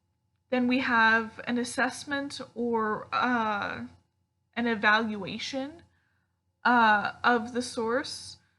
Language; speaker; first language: English; native; English